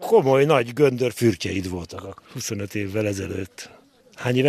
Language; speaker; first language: Hungarian; native; Hungarian